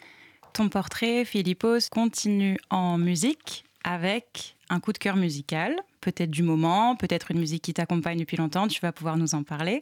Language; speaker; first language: French; native; French